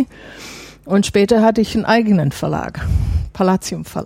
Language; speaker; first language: German; non-native, fluent; English